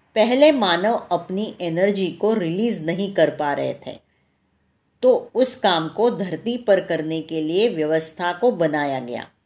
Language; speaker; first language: Hindi; non-native, local second language; Marathi